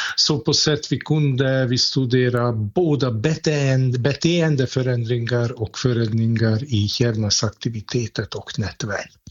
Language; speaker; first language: Swedish; non-native, fluent; Hungarian